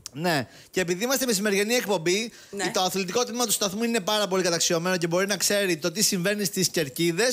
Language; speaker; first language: Greek; native; Greek